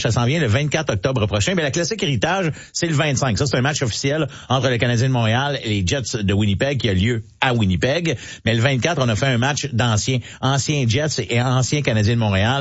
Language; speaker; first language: French; native; French